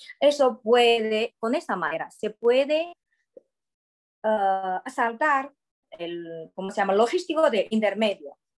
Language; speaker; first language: Spanish; non-native, fluent; Chinese